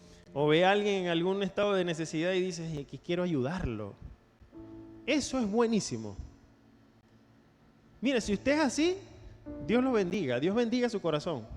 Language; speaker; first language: Spanish; native; Spanish